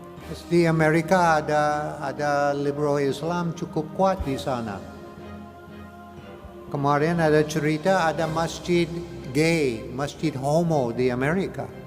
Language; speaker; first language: Indonesian; non-native, learner; English